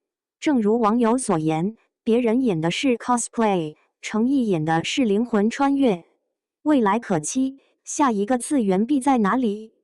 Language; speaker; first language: Chinese; native; Chinese